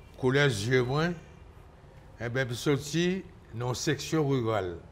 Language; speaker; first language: French; native; French